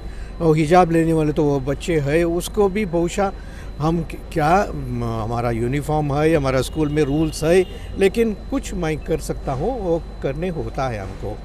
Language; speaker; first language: Hindi; non-native, local second language; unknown